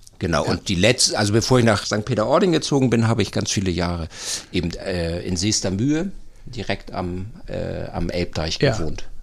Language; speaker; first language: German; native; German